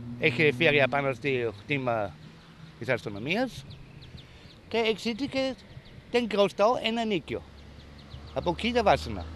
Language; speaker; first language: Greek; non-native, learner; German